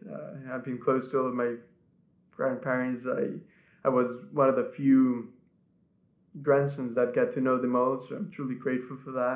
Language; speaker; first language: English; non-native, fluent; Spanish